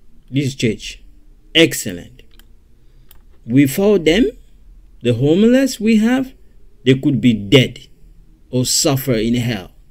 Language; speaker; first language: English; non-native, fluent; Lingala